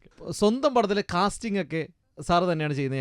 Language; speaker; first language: Malayalam; native; Malayalam